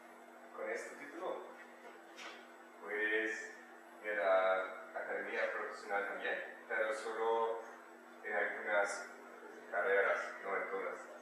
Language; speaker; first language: Spanish; non-native, learner; German